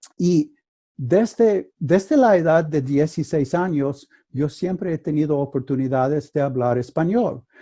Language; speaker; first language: Spanish; non-native, fluent; English